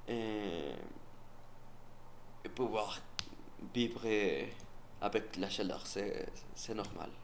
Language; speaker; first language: French; non-native, learner; Spanish